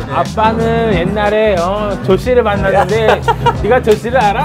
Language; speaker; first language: Korean; early bilingual, other home language; Lingala